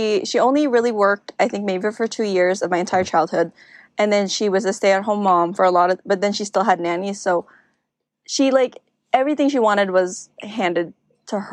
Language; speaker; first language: English; non-native, local second language; Filipino